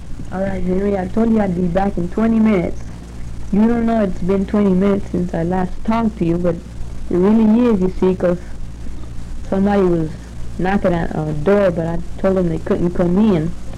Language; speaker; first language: English; early bilingual, other home language; Spanish